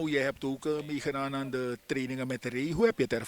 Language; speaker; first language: Dutch; native; Dutch